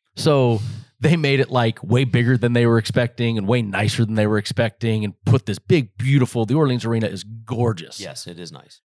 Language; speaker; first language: English; native; English